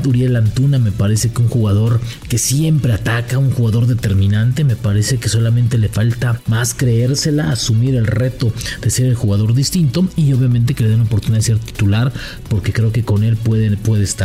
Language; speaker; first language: Spanish; native; Spanish